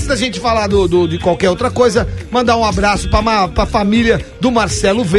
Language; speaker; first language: Portuguese; native; Portuguese